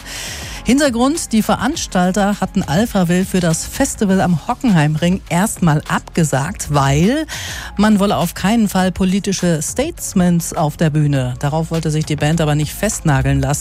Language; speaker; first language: German; native; German